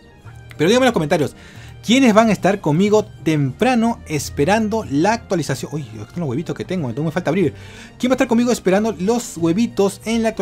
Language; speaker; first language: Spanish; native; Spanish